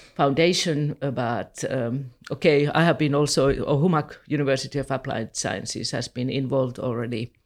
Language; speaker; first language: English; non-native, fluent; Finnish